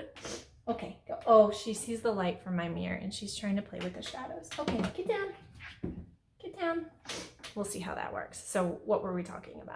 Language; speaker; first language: English; native; English